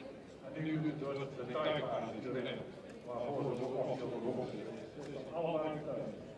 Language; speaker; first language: Dutch; native; Dutch